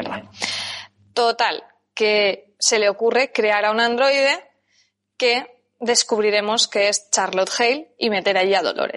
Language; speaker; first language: Spanish; native; Spanish